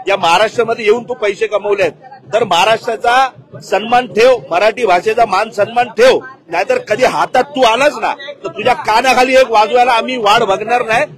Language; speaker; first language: Marathi; non-native, local second language; Gujarati